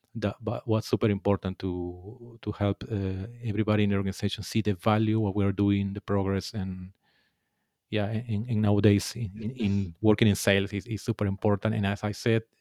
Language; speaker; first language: English; non-native, fluent; Spanish